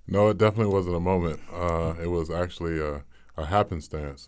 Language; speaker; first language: English; native; English